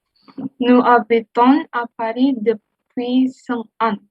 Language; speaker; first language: French; non-native, learner; Indonesian